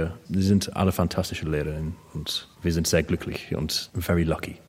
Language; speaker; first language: German; non-native, learner; English